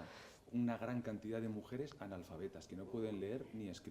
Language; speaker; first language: Spanish; native; Spanish